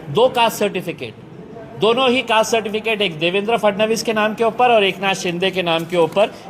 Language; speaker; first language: Hindi; non-native, local second language; Marathi